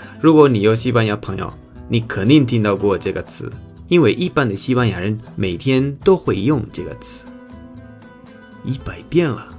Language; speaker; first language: Chinese; non-native, fluent; Spanish